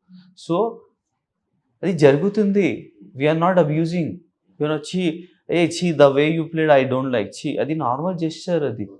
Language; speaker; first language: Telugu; non-native, learner; Urdu